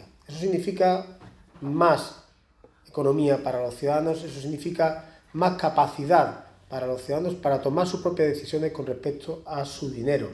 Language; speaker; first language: Spanish; native; Spanish